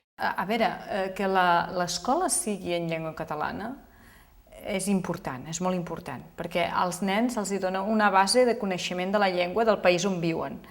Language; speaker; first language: Catalan; non-native, local second language; Spanish